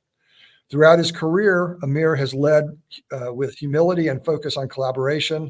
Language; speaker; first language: English; native; English